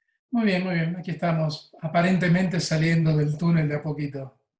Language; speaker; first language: Spanish; native; Spanish